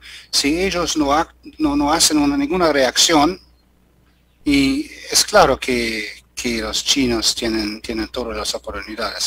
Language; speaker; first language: Spanish; non-native, learner; German